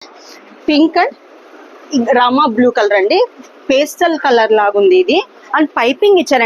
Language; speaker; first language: Telugu; native; Telugu